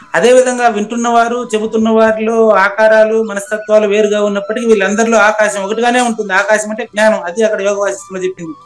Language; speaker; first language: Telugu; native; Telugu